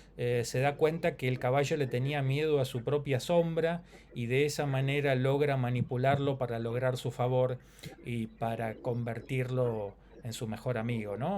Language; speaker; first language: Spanish; native; Spanish